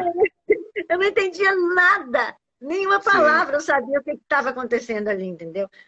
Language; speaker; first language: Portuguese; native; Portuguese